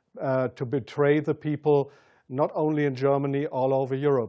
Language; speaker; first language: English; non-native, fluent; German